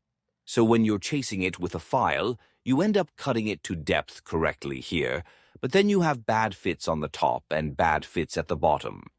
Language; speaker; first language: English; native; English